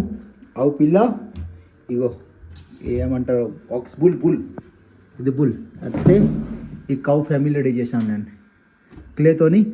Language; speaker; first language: Telugu; non-native, learner; Hindi